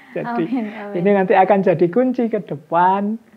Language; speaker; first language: Indonesian; non-native, local second language; Javanese